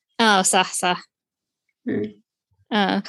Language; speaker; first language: Arabic; non-native, learner; English